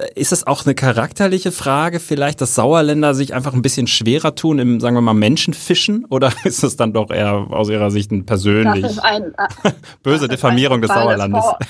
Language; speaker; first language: German; native; German